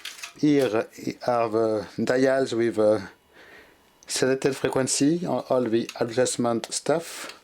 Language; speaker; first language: English; non-native, fluent; French